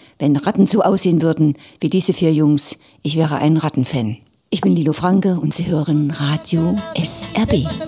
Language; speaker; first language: German; native; German